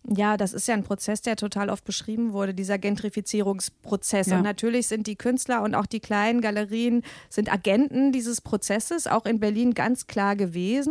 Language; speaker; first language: German; native; German